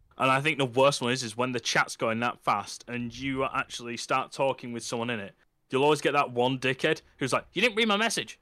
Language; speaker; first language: English; native; English